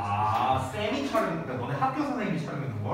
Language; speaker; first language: Korean; native; Korean